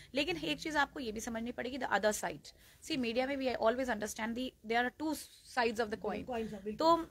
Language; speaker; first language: Hindi; native; Hindi